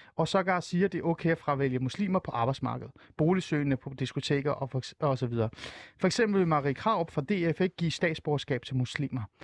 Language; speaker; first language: Danish; early bilingual, other home language; Persian